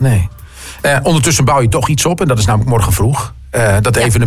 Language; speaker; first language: Dutch; native; Dutch